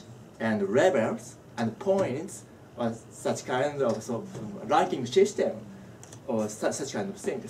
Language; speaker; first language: English; non-native, learner; Japanese